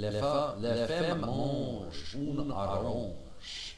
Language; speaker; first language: French; non-native, learner; English